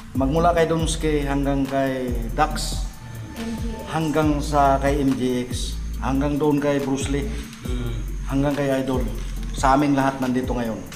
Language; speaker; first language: Filipino; non-native, local second language; Waray